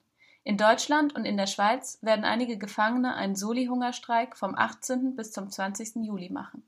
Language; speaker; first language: German; native; German